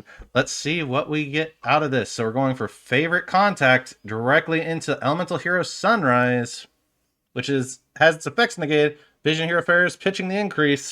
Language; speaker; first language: English; native; English